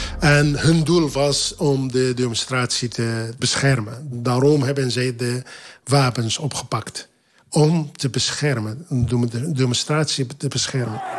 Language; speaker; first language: Dutch; non-native, fluent; Arabic